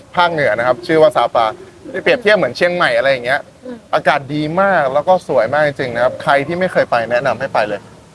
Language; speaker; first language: Thai; native; Thai